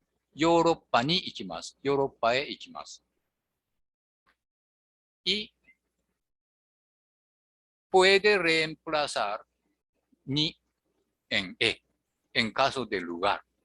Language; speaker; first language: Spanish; non-native, fluent; Japanese